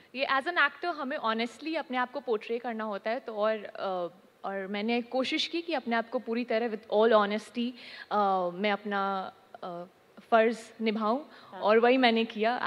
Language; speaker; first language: Hindi; native; Hindi